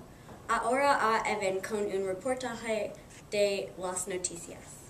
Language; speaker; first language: Spanish; non-native, learner; English